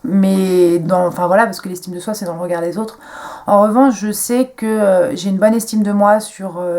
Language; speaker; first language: French; native; French